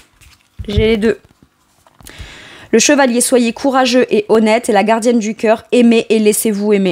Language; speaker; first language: French; native; French